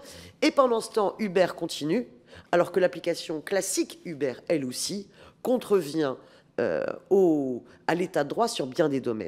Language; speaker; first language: French; native; French